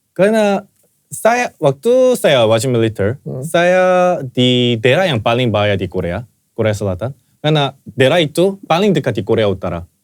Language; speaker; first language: Indonesian; non-native, fluent; Korean